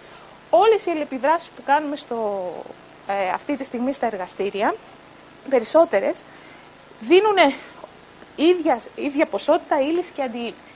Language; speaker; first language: Greek; native; Greek